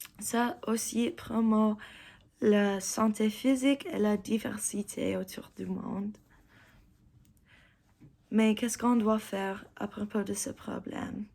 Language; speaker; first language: French; non-native, learner; English